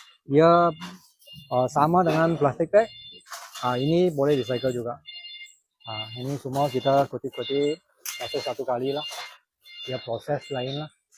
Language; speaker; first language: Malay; non-native, local second language; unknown